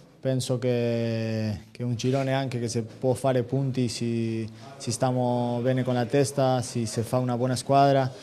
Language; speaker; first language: Italian; non-native, fluent; Spanish